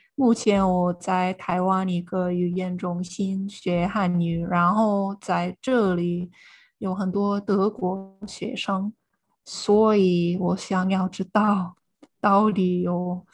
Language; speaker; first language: Chinese; non-native, fluent; English